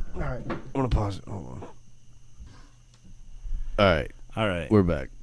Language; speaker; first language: English; native; English